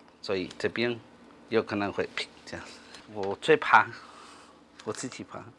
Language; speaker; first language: Chinese; non-native, learner; Spanish